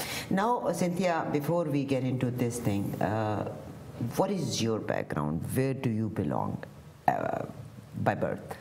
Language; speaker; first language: English; non-native, local second language; Urdu